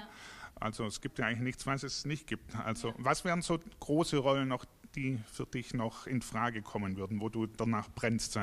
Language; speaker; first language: German; native; German